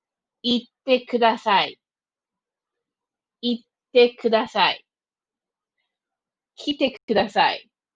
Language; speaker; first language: Japanese; non-native, fluent; English